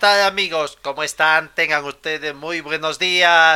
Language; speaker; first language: Spanish; native; Spanish